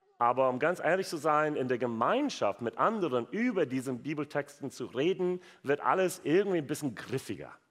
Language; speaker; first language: German; non-native, fluent; English